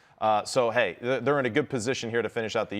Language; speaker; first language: English; native; English